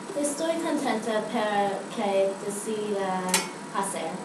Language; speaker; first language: Spanish; non-native, learner; English